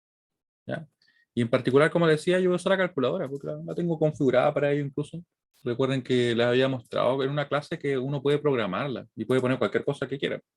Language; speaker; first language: Spanish; native; Spanish